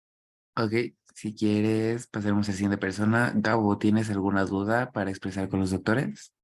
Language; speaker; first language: Spanish; native; Spanish